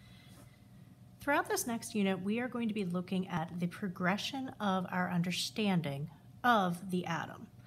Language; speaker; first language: English; native; English